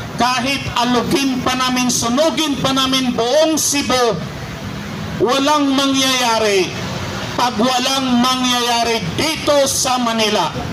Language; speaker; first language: Filipino; non-native, local second language; Cebuano